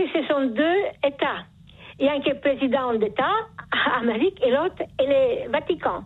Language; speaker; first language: French; non-native, fluent; Polish